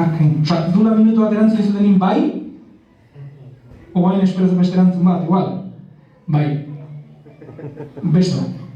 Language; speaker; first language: Basque; native; Basque